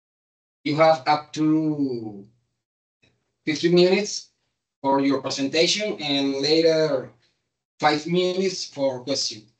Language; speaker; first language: English; non-native, learner; Spanish